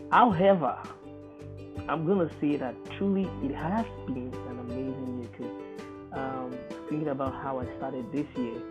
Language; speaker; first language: English; non-native, local second language; Yoruba